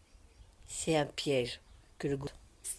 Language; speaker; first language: French; native; French